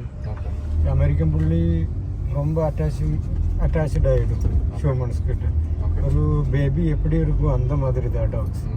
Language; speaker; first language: Tamil; non-native, learner; Malayalam